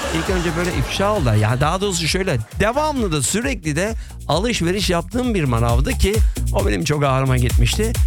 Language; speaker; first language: Turkish; native; Turkish